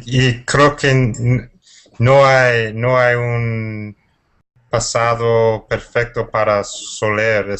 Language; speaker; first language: Spanish; non-native, fluent; English